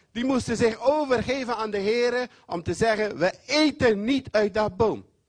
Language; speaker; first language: Dutch; non-native, fluent; Papiamento